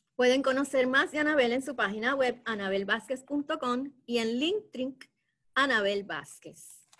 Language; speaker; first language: Spanish; native; Spanish